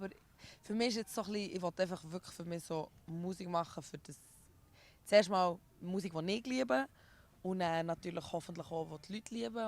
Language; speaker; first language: German; early bilingual, other home language; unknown